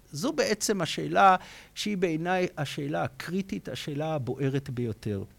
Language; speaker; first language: Hebrew; native; Hebrew